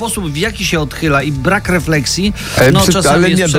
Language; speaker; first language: Polish; native; Polish